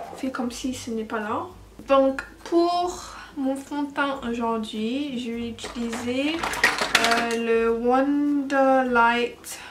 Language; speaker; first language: French; early bilingual, heritage; French